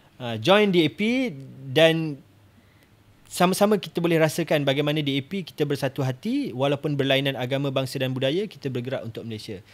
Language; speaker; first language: Malay; native; Malay